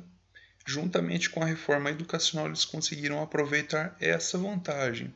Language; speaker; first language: Portuguese; native; Portuguese